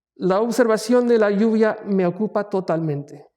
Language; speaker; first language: Spanish; early bilingual, heritage; Spanish